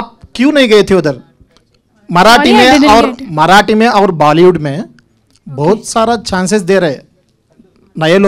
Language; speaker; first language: Hindi; non-native, local second language; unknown